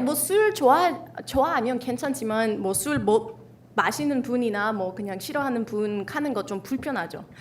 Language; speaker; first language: Korean; non-native, fluent; Spanish